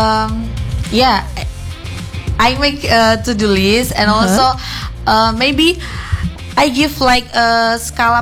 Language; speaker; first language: English; non-native, learner; Indonesian